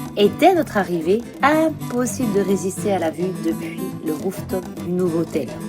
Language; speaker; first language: French; native; French